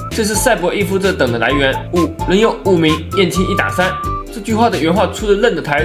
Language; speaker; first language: Chinese; native; Chinese